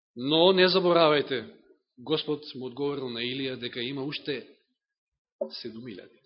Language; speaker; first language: Macedonian; native; Macedonian